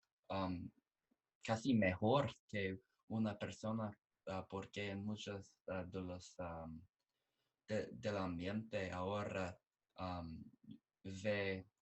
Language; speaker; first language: Spanish; non-native, learner; English